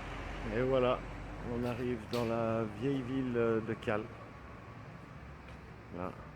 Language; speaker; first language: French; native; French